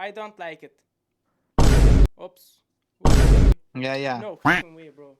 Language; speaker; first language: English; non-native, learner; Turkish